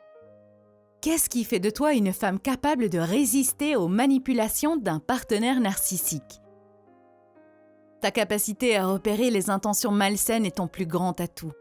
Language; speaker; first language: French; native; French